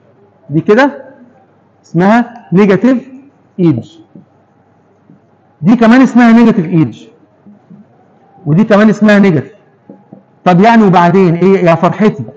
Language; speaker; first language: Arabic; native; Arabic